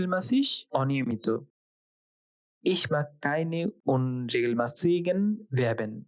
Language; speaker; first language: German; non-native, fluent; Bangla